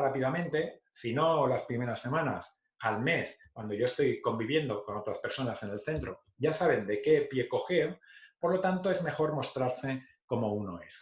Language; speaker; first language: Spanish; native; Spanish